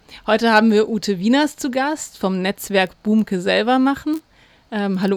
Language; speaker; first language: German; native; German